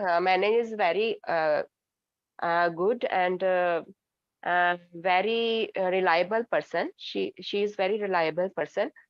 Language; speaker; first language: English; non-native, learner; Hindi